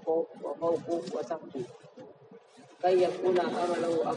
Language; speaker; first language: Arabic; non-native, learner; Indonesian